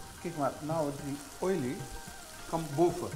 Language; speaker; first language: Dutch; non-native, learner; Punjabi